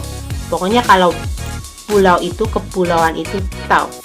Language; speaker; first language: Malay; non-native, local second language; Javanese